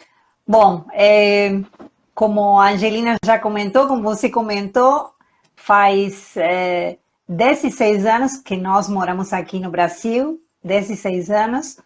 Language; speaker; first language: Portuguese; non-native, fluent; Spanish